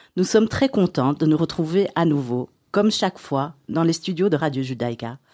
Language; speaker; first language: French; native; French